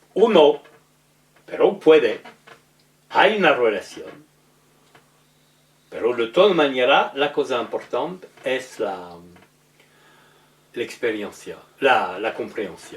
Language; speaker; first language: Spanish; non-native, learner; French